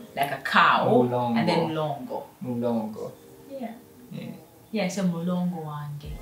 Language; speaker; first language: English; non-native, local second language; Ganda